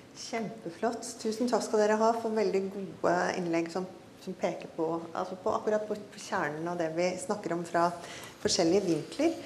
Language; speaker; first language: Norwegian; native; Norwegian